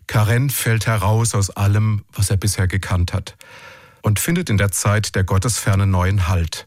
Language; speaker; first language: German; native; German